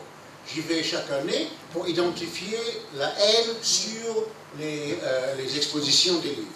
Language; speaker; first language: French; non-native, fluent; English